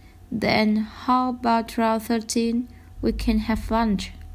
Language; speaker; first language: English; non-native, learner; Vietnamese